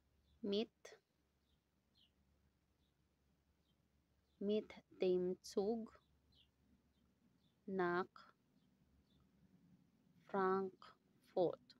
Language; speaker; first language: German; non-native, fluent; Filipino